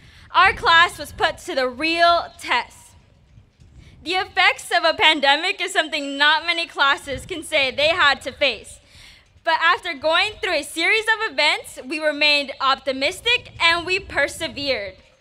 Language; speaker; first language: English; early bilingual, other home language; Spanish